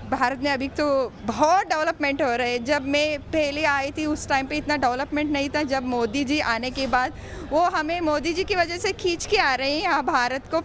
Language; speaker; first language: Hindi; early bilingual, heritage; Hindi